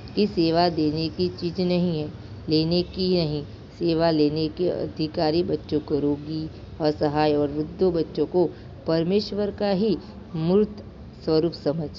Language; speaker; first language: Hindi; non-native, local second language; Gujarati